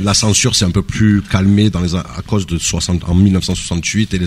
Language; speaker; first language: French; native; French